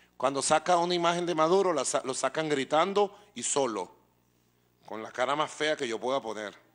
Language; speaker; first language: Spanish; native; Spanish